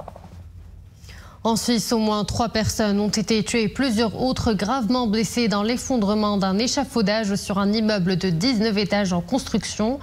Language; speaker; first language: French; non-native, local second language; Arabic